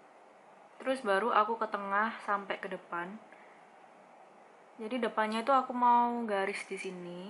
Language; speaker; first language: Indonesian; native; Indonesian